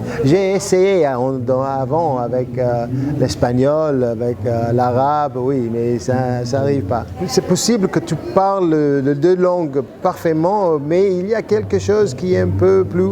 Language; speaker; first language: French; non-native, fluent; English